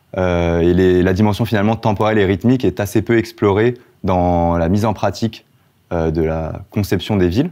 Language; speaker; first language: French; native; French